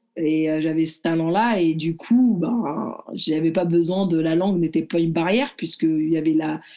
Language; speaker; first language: French; early bilingual, other home language; Arabic